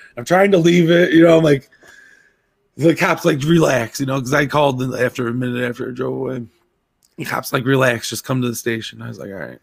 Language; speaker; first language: English; native; English